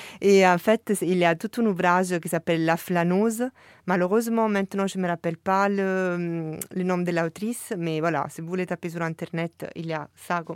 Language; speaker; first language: French; non-native, fluent; Italian